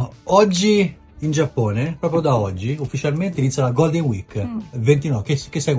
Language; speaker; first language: Italian; native; Italian